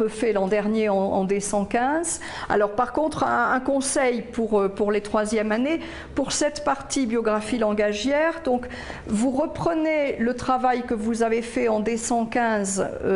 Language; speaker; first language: French; native; French